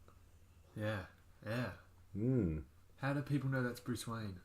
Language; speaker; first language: English; native; English